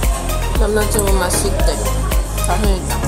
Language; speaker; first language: Korean; non-native, learner; Chinese